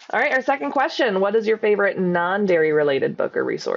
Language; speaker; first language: English; native; English